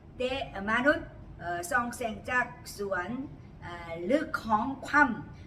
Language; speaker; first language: Thai; non-native, learner; Korean